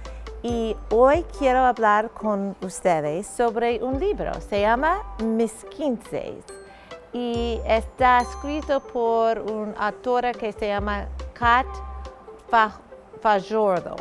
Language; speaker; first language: Spanish; non-native, fluent; English